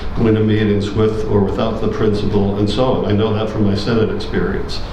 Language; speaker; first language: English; native; English